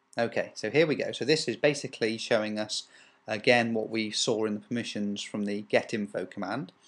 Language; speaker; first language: English; native; English